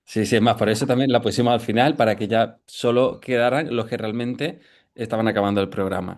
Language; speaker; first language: Spanish; native; Spanish